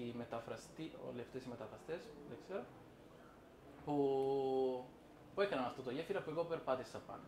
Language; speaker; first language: Greek; non-native, fluent; Italian